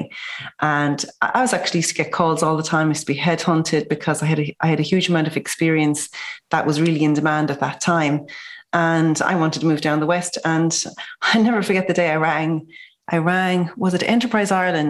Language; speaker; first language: English; native; English